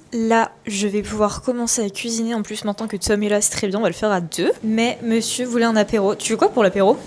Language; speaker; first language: French; native; French